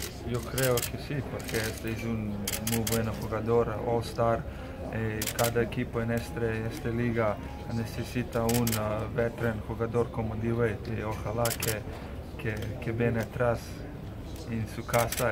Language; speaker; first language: Spanish; non-native, learner; Slovenian